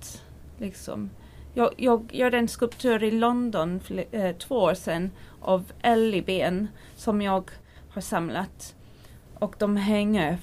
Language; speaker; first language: Swedish; non-native, learner; English